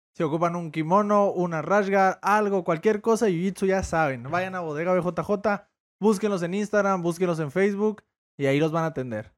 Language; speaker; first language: Spanish; native; Spanish